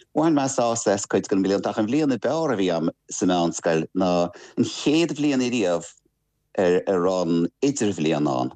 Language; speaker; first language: Irish; non-native, local second language; English